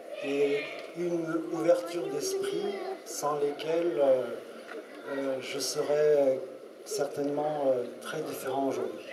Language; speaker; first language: French; non-native, fluent; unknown